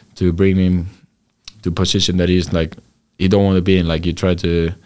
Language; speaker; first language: English; non-native, fluent; Icelandic